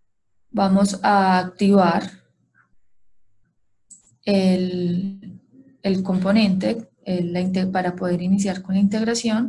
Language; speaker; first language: Spanish; native; Spanish